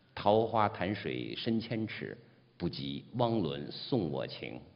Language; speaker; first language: Chinese; native; Chinese